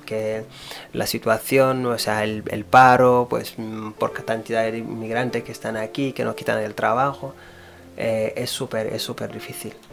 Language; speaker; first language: Spanish; non-native, fluent; Wolof